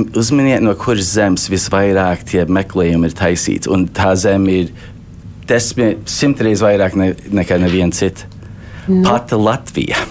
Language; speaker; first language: Latvian; early bilingual, heritage; Latvian